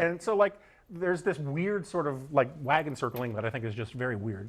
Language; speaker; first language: English; native; English